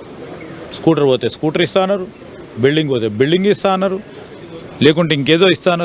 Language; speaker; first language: Telugu; native; Telugu